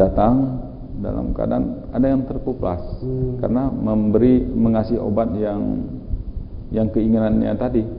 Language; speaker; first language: Malay; native; Malay